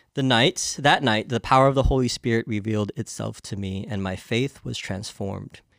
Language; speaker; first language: English; native; English